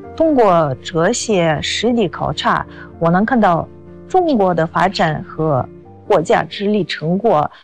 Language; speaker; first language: Chinese; non-native, fluent; Russian